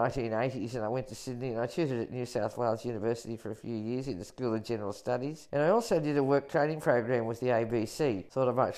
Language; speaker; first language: English; native; English